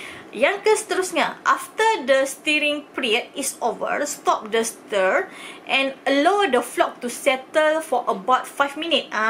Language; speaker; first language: English; non-native, local second language; Malay